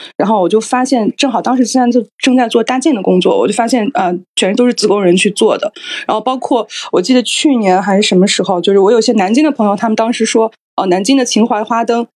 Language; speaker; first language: Chinese; native; Chinese